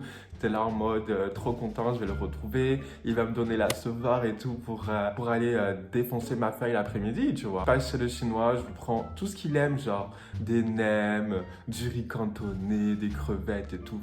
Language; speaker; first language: French; native; French